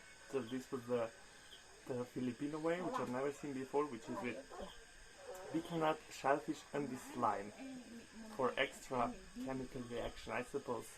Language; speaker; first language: English; non-native, fluent; Slovenian